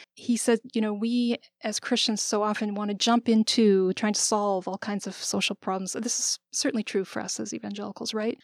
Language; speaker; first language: English; native; English